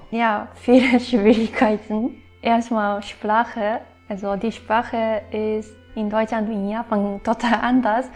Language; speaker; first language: German; non-native, fluent; Japanese